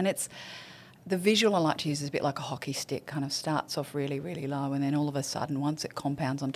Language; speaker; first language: English; native; English